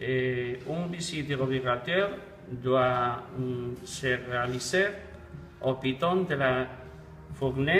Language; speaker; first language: French; non-native, learner; Spanish